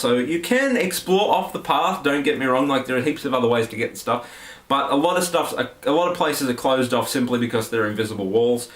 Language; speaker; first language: English; native; English